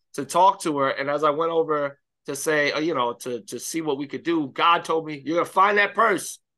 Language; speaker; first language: English; native; English